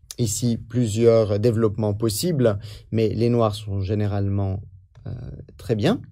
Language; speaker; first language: French; native; French